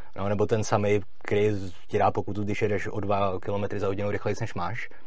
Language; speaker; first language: Czech; native; Czech